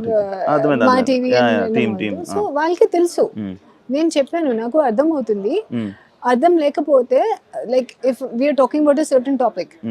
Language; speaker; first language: Telugu; non-native, learner; Hindi